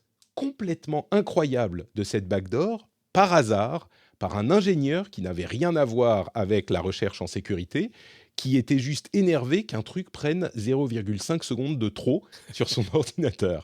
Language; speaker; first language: French; native; French